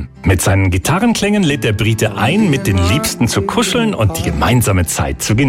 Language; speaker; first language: German; native; German